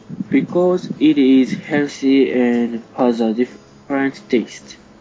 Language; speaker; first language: English; non-native, learner; Japanese